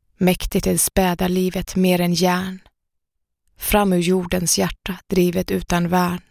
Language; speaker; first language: Swedish; early bilingual, other home language; Persian